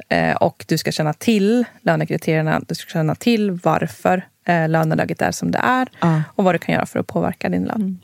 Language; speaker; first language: Swedish; native; Swedish